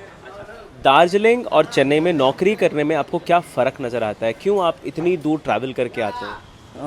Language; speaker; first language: Hindi; native; Hindi